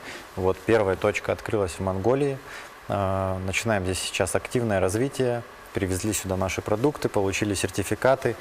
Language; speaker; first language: Russian; native; Russian